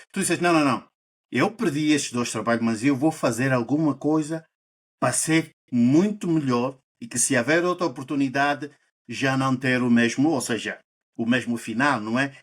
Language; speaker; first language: Portuguese; native; Portuguese